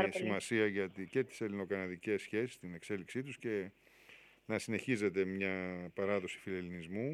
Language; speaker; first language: Greek; native; Greek